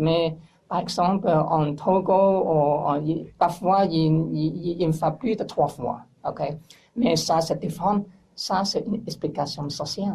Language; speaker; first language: French; non-native, learner; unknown